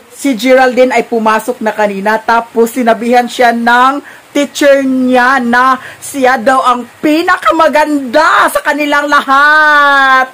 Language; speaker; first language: Filipino; non-native, local second language; Cebuano